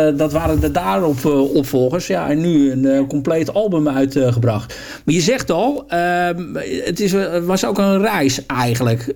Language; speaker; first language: Dutch; native; Dutch